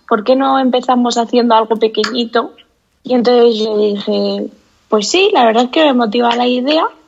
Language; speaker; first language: Spanish; native; Spanish